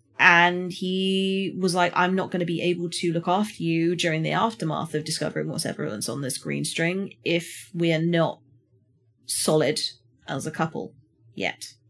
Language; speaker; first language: English; native; English